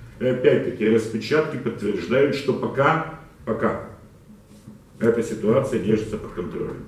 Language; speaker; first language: Russian; non-native, local second language; Ukrainian